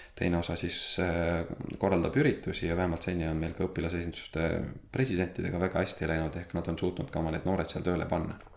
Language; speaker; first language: Estonian; native; Estonian